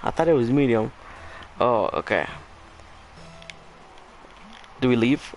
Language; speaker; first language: English; native; English